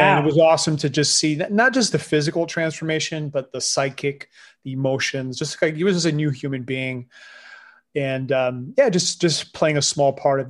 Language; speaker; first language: English; non-native, fluent; French